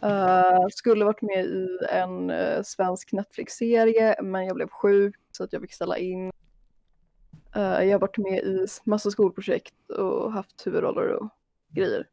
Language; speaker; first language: Swedish; native; Swedish